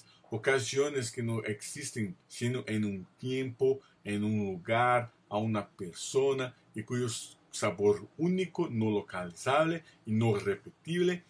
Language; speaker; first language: Spanish; non-native, fluent; Portuguese